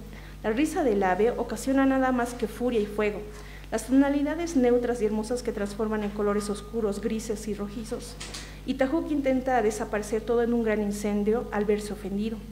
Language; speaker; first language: Spanish; native; Spanish